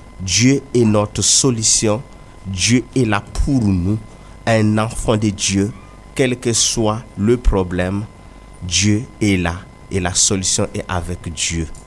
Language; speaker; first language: French; non-native, local second language; Kongo